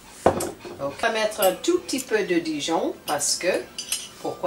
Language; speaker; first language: French; non-native, learner; English